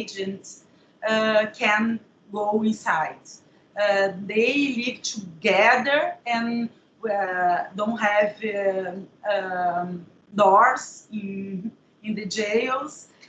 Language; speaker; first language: English; non-native, learner; Portuguese